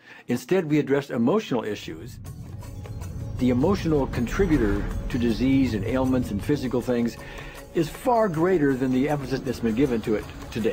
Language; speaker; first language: English; native; English